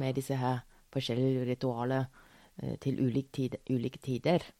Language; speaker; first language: Norwegian; non-native, fluent; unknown